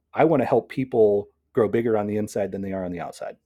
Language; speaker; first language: English; native; English